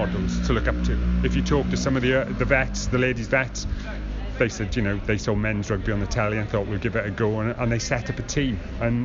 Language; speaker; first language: English; native; English